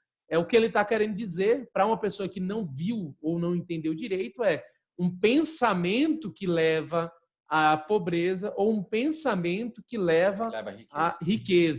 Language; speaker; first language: Portuguese; native; Portuguese